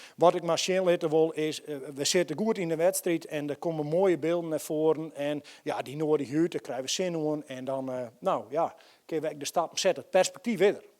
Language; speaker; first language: Dutch; non-native, local second language; Western Frisian